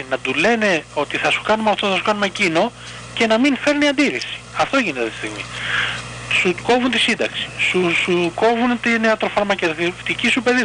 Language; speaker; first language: Greek; native; Greek